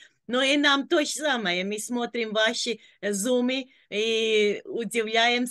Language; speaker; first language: Russian; non-native, local second language; Latvian